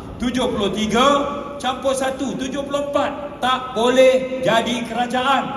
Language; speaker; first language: Malay; non-native, local second language; Tamil